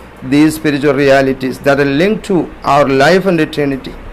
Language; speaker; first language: English; non-native, local second language; Malayalam